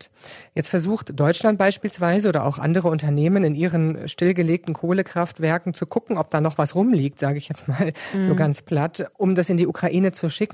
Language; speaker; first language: German; native; German